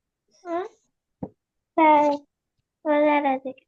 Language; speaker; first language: Korean; early bilingual, heritage; Korean